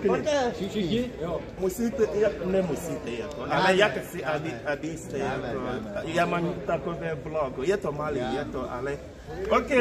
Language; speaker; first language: Czech; non-native, learner; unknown